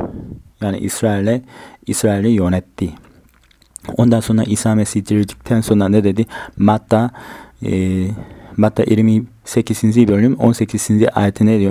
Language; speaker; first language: Turkish; non-native, fluent; Korean